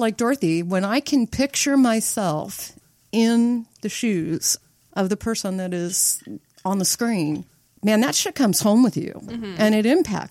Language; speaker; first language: English; native; English